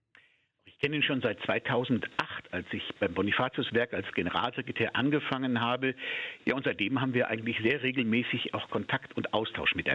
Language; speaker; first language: German; native; German